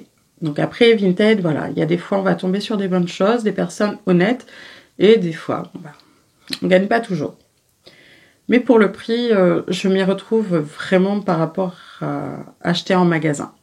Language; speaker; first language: French; native; French